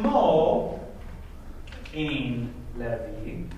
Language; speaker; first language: Hebrew; non-native, fluent; English